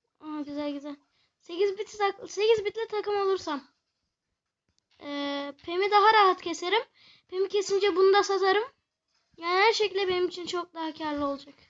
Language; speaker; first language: Turkish; native; Turkish